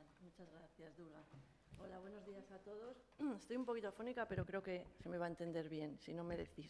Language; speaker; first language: Spanish; native; Spanish